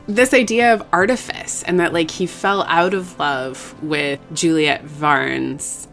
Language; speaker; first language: English; native; English